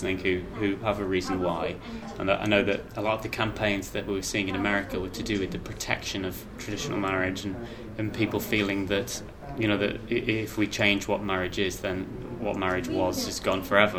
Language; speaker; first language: English; native; English